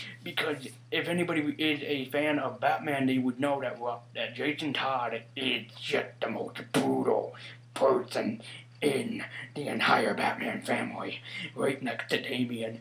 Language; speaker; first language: English; native; English